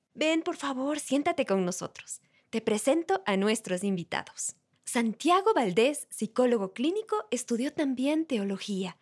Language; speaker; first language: Spanish; native; Spanish